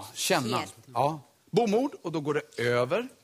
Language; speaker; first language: Swedish; native; Swedish